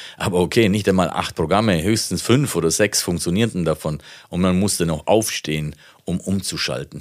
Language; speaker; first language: German; non-native, fluent; Italian